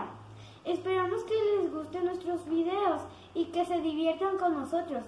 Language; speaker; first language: Spanish; native; Spanish